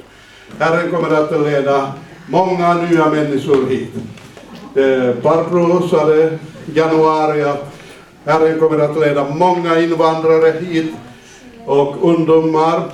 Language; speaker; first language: Swedish; non-native, fluent; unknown